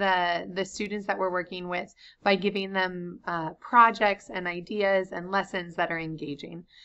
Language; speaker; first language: English; native; English